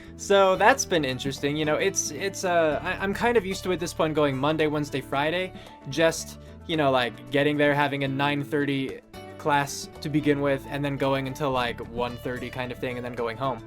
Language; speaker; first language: English; native; English